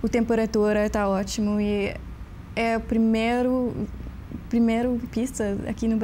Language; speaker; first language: Portuguese; non-native, learner; English